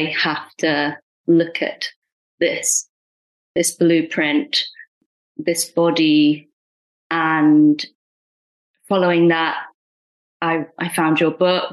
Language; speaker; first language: English; non-native, local second language; Punjabi